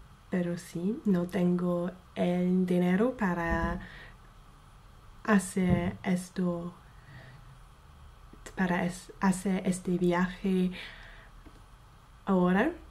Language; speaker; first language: Spanish; non-native, fluent; English